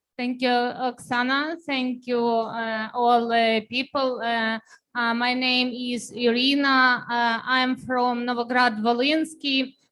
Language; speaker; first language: English; non-native, learner; Ukrainian